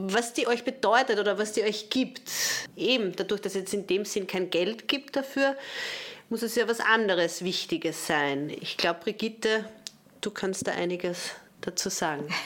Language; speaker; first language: German; native; German